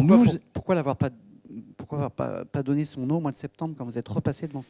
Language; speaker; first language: French; native; French